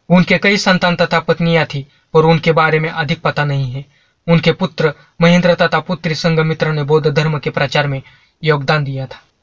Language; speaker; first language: Hindi; non-native, local second language; Marathi